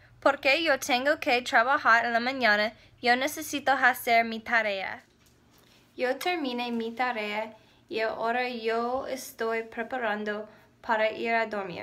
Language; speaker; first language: Spanish; non-native, learner; English